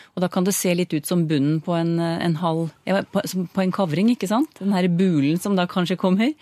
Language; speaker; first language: Norwegian; native; Norwegian